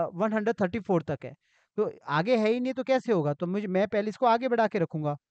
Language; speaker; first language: Hindi; native; Hindi